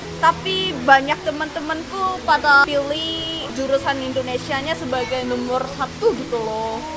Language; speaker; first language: Indonesian; non-native, fluent; Korean